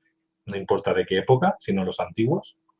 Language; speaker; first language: Spanish; native; Spanish